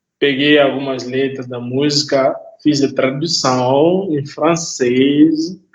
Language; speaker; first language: Portuguese; non-native, fluent; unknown